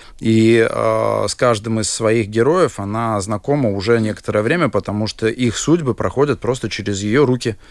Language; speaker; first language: Russian; native; Russian